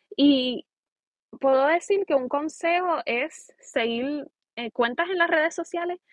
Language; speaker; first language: Spanish; native; Spanish